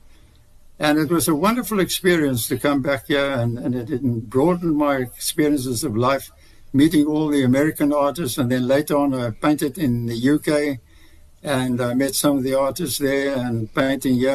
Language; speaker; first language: English; native; English